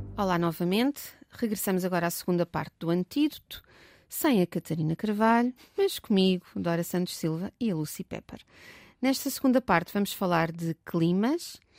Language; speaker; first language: Portuguese; native; Portuguese